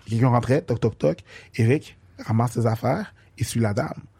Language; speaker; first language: French; native; French